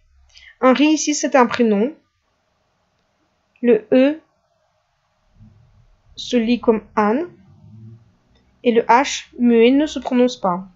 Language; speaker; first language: French; non-native, fluent; Russian